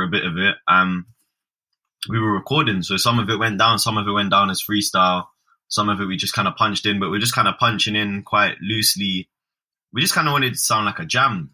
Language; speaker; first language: English; native; English